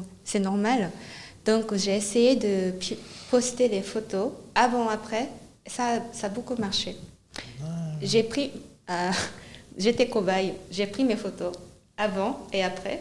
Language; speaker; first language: French; non-native, fluent; Japanese